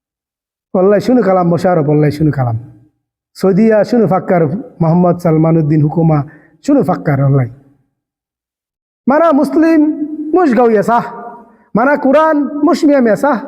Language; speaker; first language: Arabic; non-native, learner; Bangla